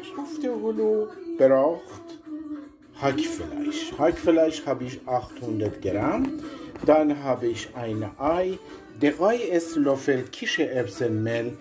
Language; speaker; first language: German; non-native, learner; Persian